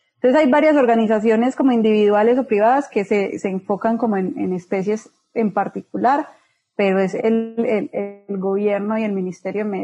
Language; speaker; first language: Spanish; native; Spanish